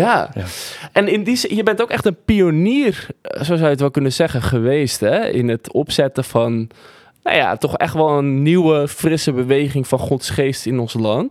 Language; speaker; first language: Dutch; native; Dutch